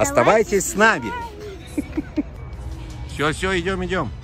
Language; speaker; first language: Russian; native; Russian